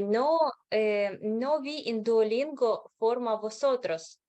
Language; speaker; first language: Spanish; non-native, learner; English